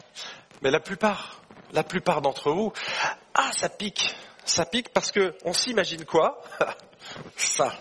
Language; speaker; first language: French; native; French